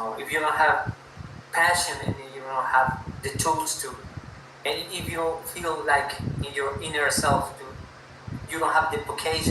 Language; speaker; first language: English; non-native, fluent; Spanish